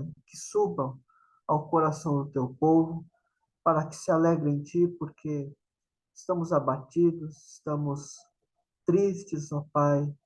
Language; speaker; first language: Portuguese; native; Portuguese